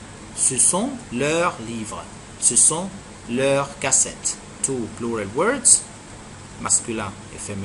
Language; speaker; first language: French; non-native, fluent; Arabic